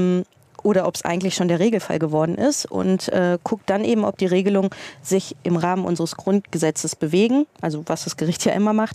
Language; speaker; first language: German; native; German